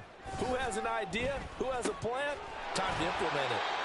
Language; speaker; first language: English; native; English